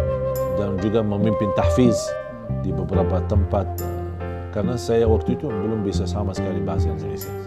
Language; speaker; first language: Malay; non-native, fluent; Arabic